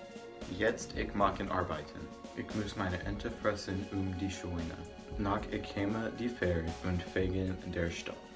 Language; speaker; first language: German; non-native, learner; English